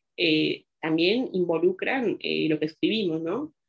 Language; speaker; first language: Spanish; native; Spanish